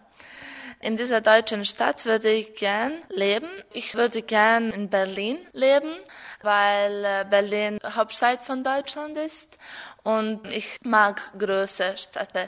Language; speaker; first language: German; non-native, learner; Serbian